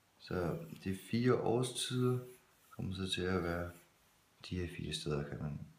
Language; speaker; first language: Danish; native; Danish